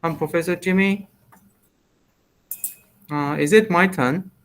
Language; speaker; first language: English; non-native, fluent; Chinese